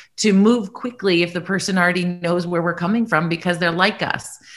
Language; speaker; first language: English; native; English